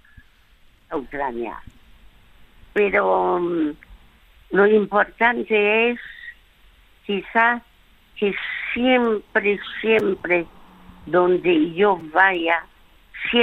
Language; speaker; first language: Spanish; early bilingual, other home language; French